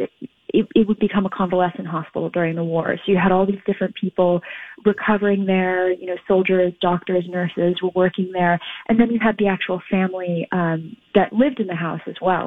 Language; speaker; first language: English; native; English